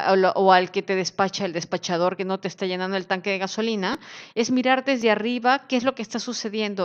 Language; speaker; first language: Spanish; native; Spanish